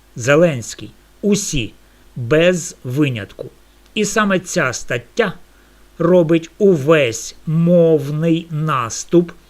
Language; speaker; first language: Ukrainian; non-native, local second language; Russian